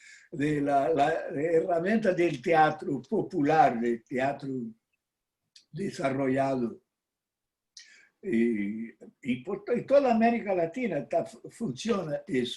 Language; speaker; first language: Spanish; non-native, fluent; Portuguese